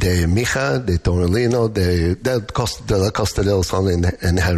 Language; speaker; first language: Spanish; non-native, fluent; English